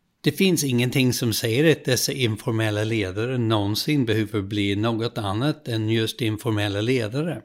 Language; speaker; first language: Swedish; non-native, fluent; English